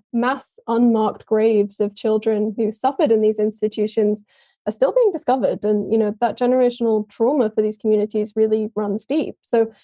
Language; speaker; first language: English; native; English